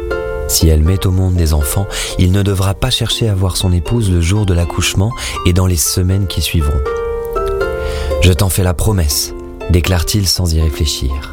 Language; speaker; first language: French; native; French